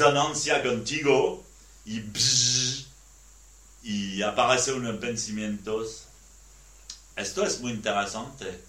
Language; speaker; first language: Spanish; non-native, learner; French